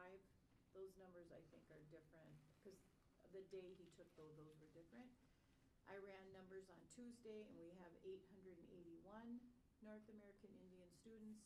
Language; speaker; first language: English; native; English